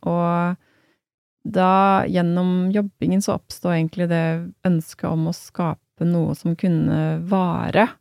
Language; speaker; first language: Norwegian; native; Norwegian